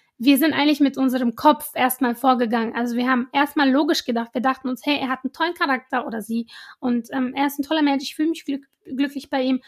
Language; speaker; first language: German; early bilingual, other home language; Arabic